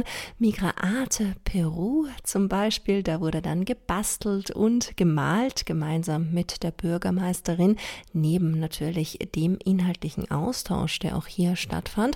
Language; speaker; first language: German; native; German